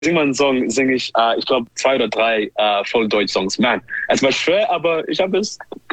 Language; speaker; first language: German; non-native, learner; English